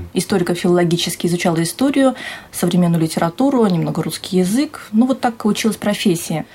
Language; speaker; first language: Russian; native; Russian